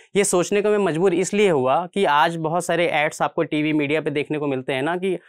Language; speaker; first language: Hindi; native; Hindi